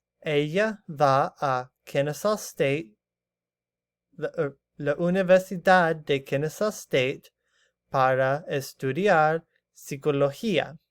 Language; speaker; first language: Spanish; non-native, learner; English